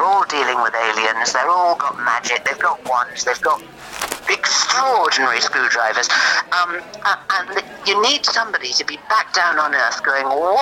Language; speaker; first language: English; native; English